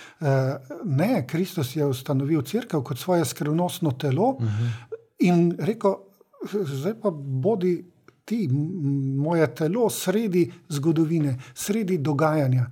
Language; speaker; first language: Slovenian; native; Slovenian